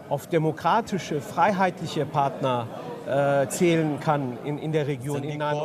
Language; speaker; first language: German; early bilingual, other home language; Kurdish